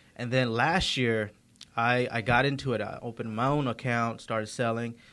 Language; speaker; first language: English; early bilingual, other home language; Hindi